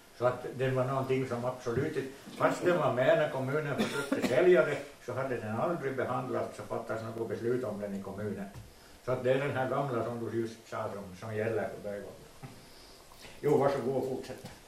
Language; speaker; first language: Swedish; native; Swedish